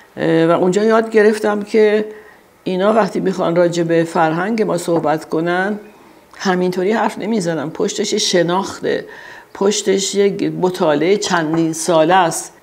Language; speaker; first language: Persian; early bilingual, heritage; Persian